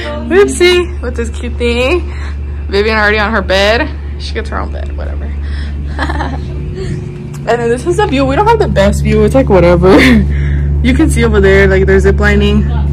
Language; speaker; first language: English; early bilingual, other home language; Spanish